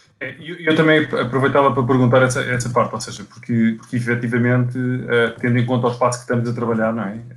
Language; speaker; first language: Portuguese; native; Portuguese